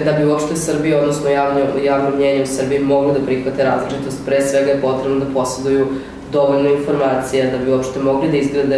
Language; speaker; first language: Serbian; native; Serbian